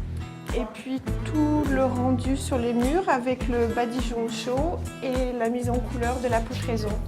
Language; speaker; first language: French; native; French